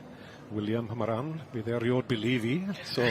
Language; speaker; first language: Welsh; native; Welsh